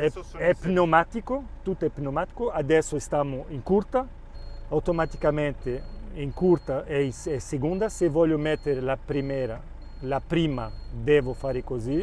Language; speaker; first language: Italian; non-native, local second language; Spanish